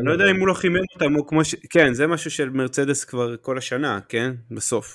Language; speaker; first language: Hebrew; native; Hebrew